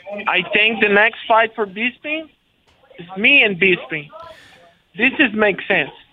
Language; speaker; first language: English; non-native, learner; Portuguese